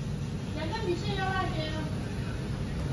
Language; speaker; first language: Chinese; non-native, learner; Lao